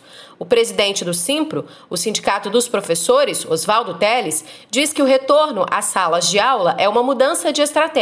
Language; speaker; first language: Portuguese; native; Portuguese